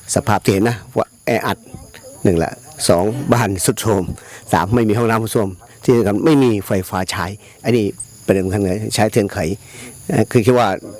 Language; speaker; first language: Thai; non-native, local second language; Pattani Malay